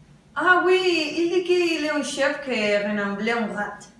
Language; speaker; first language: French; non-native, learner; Spanish